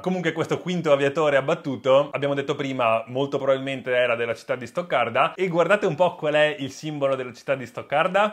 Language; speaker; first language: Italian; native; Italian